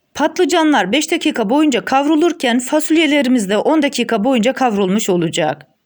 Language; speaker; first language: Turkish; native; Turkish